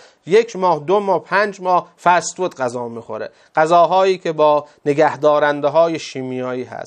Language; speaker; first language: Persian; native; Persian